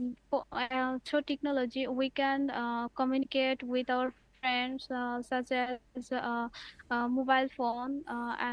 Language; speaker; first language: English; non-native, learner; Bangla